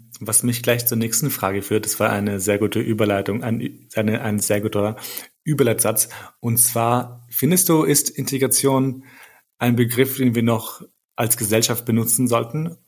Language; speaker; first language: German; early bilingual, other home language; Albanian